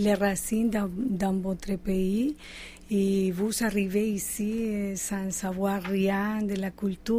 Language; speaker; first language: French; non-native, learner; Spanish